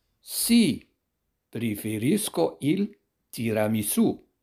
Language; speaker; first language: Italian; non-native, fluent; Arabic